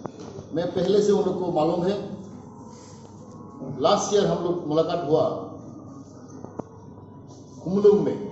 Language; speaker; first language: Hindi; non-native, local second language; Kok Borok